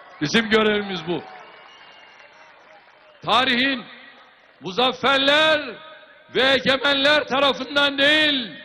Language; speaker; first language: Turkish; native; Turkish